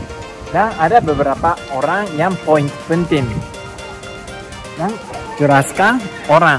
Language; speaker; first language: Indonesian; non-native, learner; Japanese